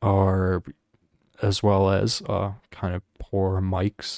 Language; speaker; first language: English; native; English